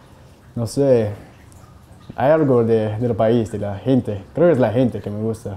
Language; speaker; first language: Spanish; non-native, fluent; English